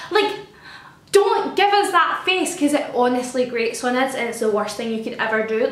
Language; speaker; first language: English; native; English